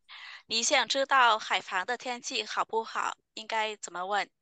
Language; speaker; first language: Chinese; non-native, fluent; Vietnamese